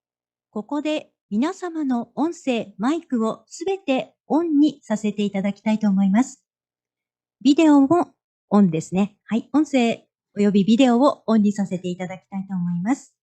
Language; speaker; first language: Japanese; native; Japanese